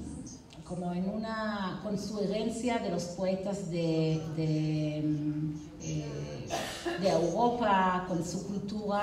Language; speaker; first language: Spanish; non-native, fluent; Hebrew